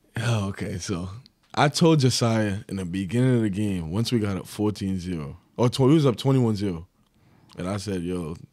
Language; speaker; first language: English; native; English